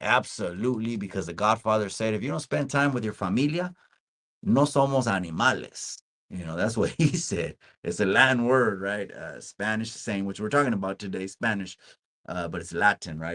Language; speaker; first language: English; early bilingual, other home language; Spanish